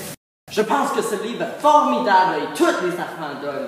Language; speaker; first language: French; non-native, learner; English